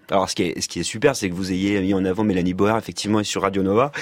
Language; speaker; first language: French; native; French